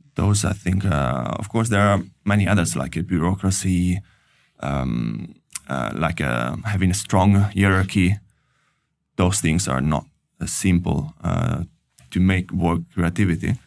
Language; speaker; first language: English; non-native, fluent; Italian